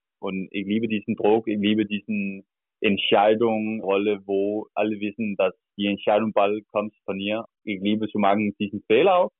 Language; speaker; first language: German; non-native, learner; Danish